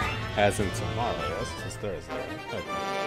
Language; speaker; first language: English; native; English